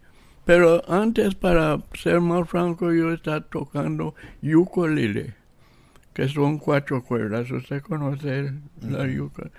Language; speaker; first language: Spanish; non-native, local second language; English